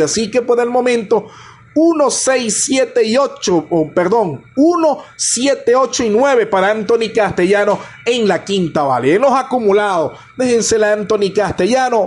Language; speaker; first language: Spanish; native; Spanish